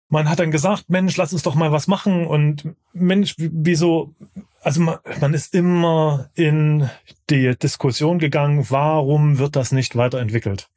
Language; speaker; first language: German; native; German